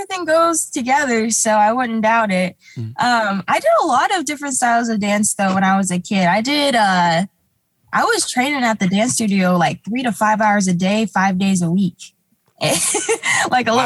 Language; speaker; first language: English; native; English